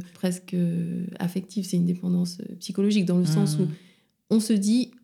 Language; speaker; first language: French; non-native, local second language; Wolof